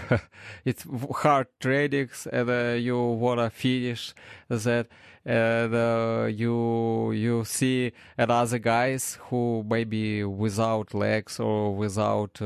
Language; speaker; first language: English; non-native, learner; Ukrainian